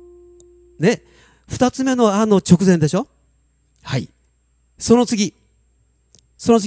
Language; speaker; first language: Japanese; native; Japanese